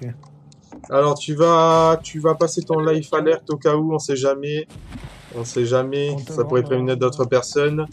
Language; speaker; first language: French; native; French